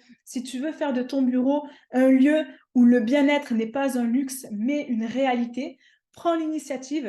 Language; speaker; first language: French; native; French